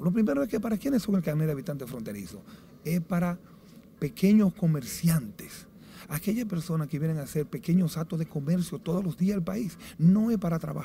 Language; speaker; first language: Spanish; native; Spanish